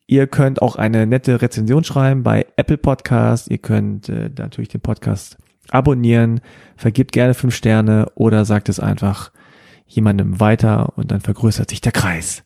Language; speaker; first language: German; early bilingual, heritage; German